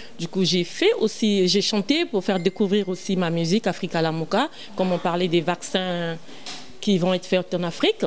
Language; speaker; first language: French; non-native, local second language; Lingala